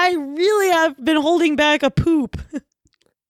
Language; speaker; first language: English; native; English